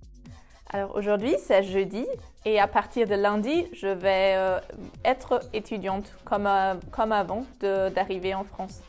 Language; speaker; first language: French; non-native, fluent; German